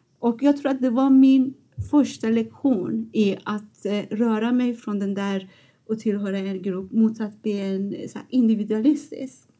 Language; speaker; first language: Swedish; non-native, fluent; Persian